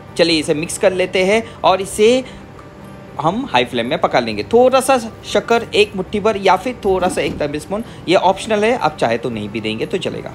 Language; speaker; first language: Hindi; non-native, local second language; Bangla